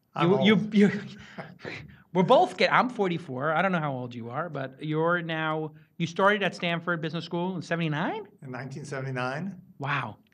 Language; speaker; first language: English; native; English